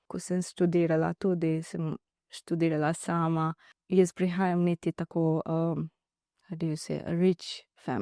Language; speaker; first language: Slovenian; non-native, learner; Divehi